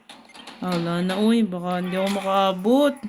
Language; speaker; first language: Filipino; native; Filipino